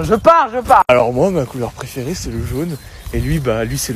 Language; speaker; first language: French; native; French